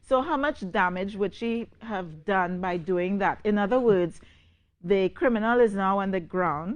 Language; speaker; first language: English; native; English